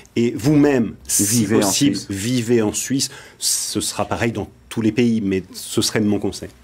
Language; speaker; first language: French; native; French